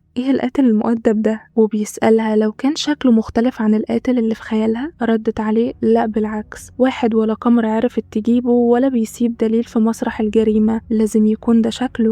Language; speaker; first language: Arabic; native; Arabic